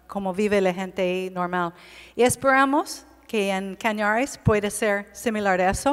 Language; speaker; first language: Spanish; non-native, learner; English